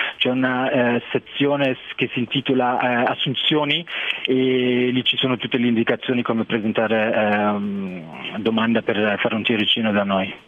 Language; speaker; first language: Italian; early bilingual, other home language; German